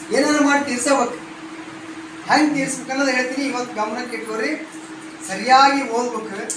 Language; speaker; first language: Kannada; native; Kannada